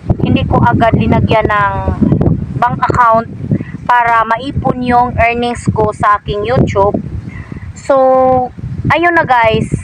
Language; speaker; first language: Filipino; non-native, local second language; Cebuano